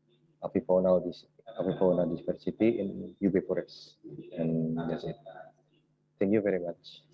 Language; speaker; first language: English; non-native, learner; Indonesian